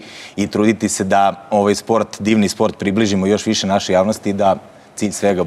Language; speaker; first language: Croatian; native; Croatian